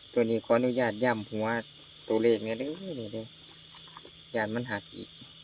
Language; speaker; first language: Thai; native; Thai